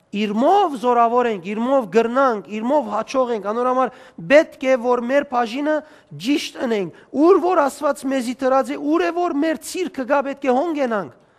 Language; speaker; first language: Armenian; native; Armenian